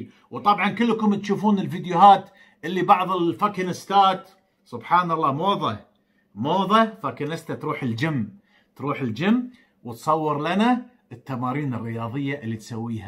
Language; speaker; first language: Arabic; native; Arabic